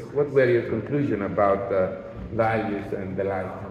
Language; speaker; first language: English; non-native, fluent; Italian